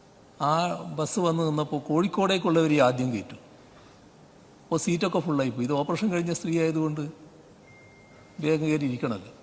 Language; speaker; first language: Malayalam; native; Malayalam